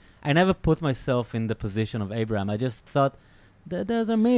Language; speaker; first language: English; non-native, fluent; Hebrew